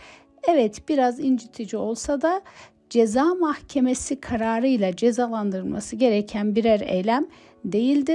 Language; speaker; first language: Turkish; native; Turkish